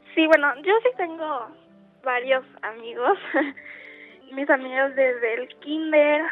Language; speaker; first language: Spanish; native; Spanish